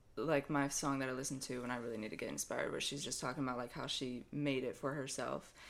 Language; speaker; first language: English; native; English